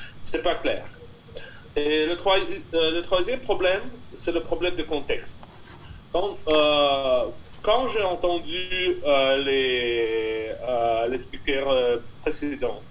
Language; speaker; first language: French; non-native, fluent; Russian